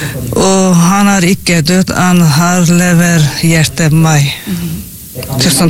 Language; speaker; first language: Norwegian; non-native, learner; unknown